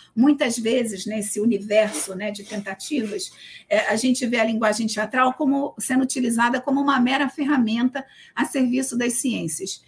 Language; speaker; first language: Portuguese; native; Portuguese